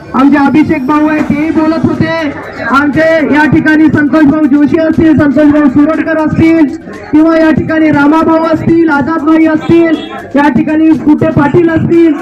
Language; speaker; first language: Marathi; native; Marathi